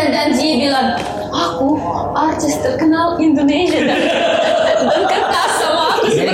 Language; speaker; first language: Indonesian; non-native, learner; Russian